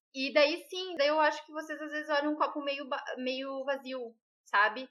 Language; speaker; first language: Portuguese; native; Portuguese